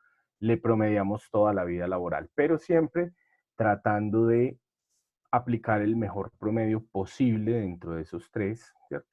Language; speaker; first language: Spanish; native; Spanish